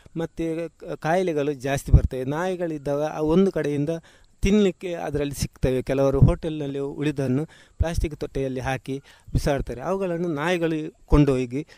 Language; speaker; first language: Kannada; native; Kannada